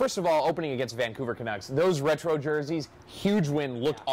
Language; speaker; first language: English; native; English